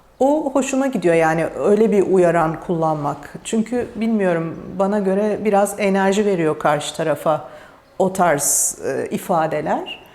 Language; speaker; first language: Turkish; early bilingual, heritage; Turkish